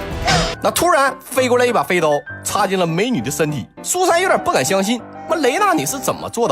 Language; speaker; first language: Chinese; native; Chinese